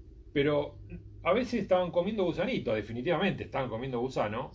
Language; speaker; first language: Spanish; native; Spanish